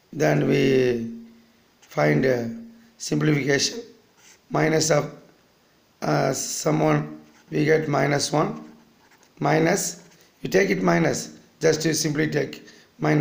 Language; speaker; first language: English; non-native, local second language; Tamil